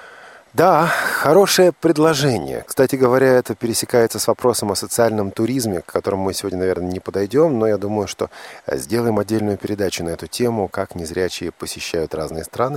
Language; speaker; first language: Russian; native; Russian